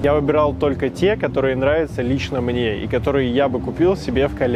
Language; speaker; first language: Russian; native; Russian